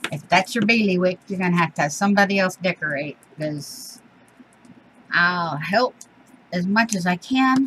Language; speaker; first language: English; native; English